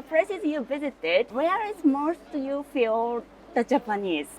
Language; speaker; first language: English; non-native, learner; Japanese